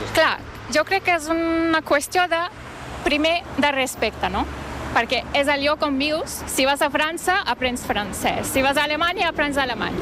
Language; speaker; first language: Catalan; non-native, fluent; Turkish